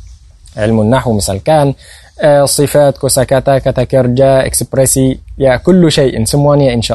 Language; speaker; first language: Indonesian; non-native, fluent; Arabic